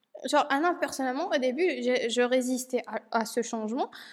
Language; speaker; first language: French; non-native, local second language; Arabic